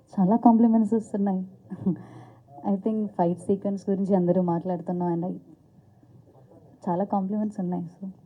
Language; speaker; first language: Telugu; non-native, learner; Malayalam